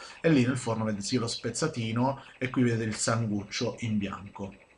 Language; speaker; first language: Italian; native; Italian